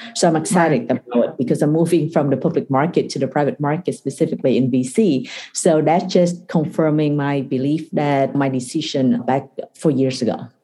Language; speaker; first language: English; non-native, fluent; Vietnamese